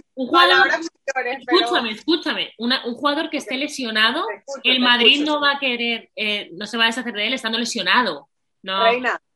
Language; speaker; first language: Spanish; native; Spanish